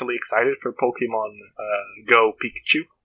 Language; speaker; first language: English; non-native, fluent; Portuguese